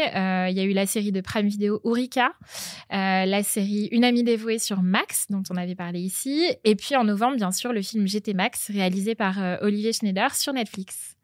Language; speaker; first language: French; native; French